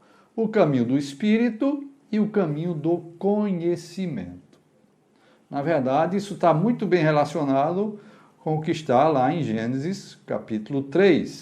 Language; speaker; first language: Portuguese; native; Portuguese